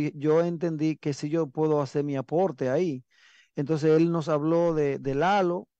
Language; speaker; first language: Spanish; native; Spanish